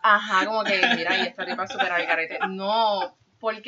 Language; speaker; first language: Spanish; early bilingual, heritage; Spanish